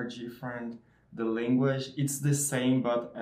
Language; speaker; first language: English; non-native, fluent; Portuguese